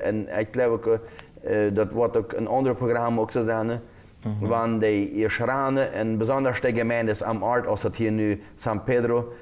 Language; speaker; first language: German; non-native, local second language; Plautdietsch